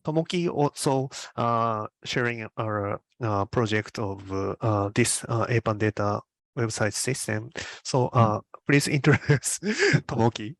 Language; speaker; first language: English; non-native, learner; Japanese